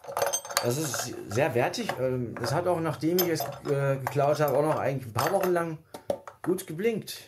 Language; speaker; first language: German; native; German